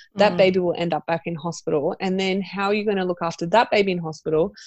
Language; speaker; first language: English; native; English